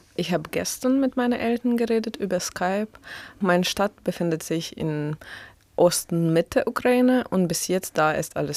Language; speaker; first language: German; non-native, fluent; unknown